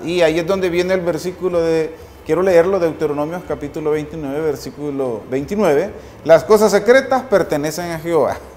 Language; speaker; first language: Spanish; native; Spanish